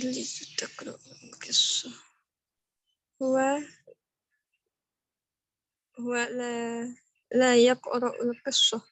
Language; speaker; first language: Arabic; non-native, learner; Indonesian